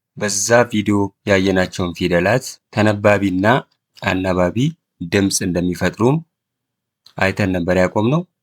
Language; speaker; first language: Amharic; non-native, local second language; Oromo